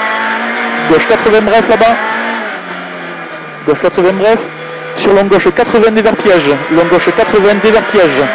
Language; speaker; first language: French; native; French